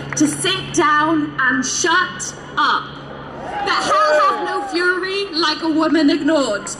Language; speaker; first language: English; native; English